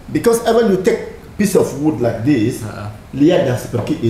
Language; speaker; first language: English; non-native, fluent; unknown